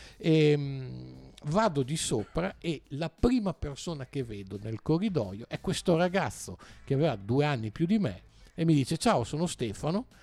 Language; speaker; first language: Italian; native; Italian